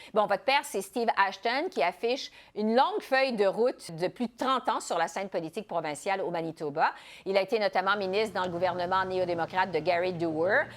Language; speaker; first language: French; native; French